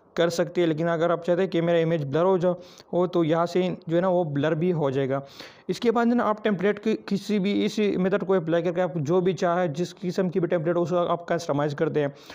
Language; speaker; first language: Urdu; non-native, local second language; Pashto